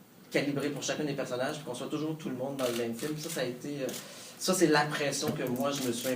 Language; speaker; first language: French; native; French